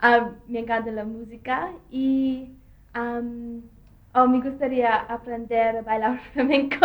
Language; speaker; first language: Spanish; non-native, learner; English